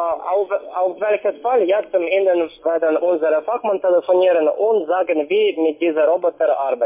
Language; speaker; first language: German; non-native, learner; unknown